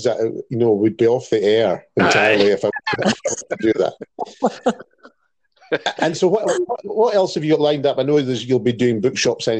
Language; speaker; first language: English; native; English